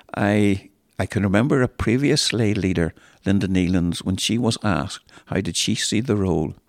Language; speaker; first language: English; native; English